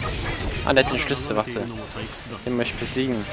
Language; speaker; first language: German; native; German